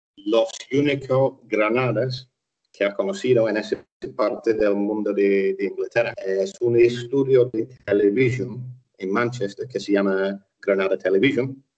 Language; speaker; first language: Spanish; non-native, fluent; English